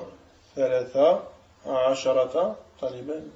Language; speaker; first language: Arabic; non-native, learner; French